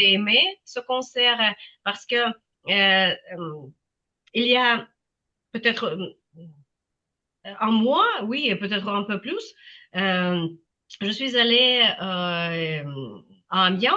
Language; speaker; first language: French; non-native, fluent; Ukrainian